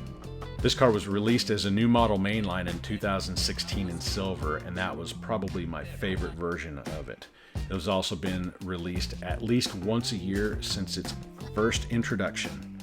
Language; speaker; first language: English; native; English